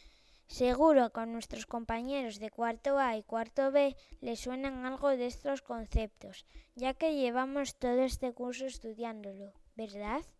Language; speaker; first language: Spanish; native; Spanish